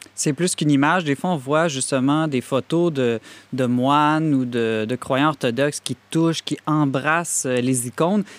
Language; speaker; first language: French; native; French